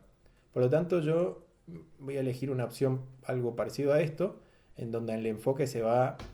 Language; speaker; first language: Spanish; native; Spanish